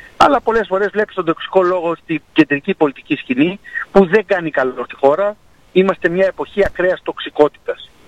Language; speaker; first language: Greek; native; Greek